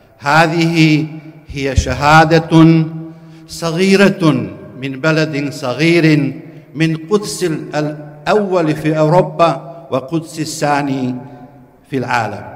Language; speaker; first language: Arabic; non-native, fluent; Bosnian